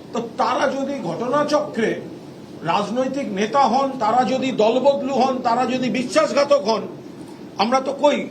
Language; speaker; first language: Bangla; native; Bangla